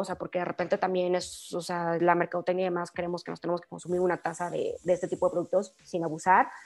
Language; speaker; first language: Spanish; native; Spanish